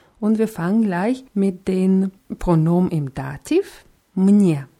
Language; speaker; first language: German; non-native, fluent; Russian